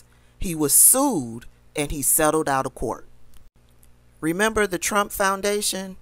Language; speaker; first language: English; native; English